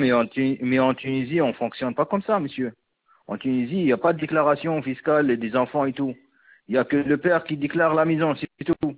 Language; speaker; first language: French; non-native, local second language; Arabic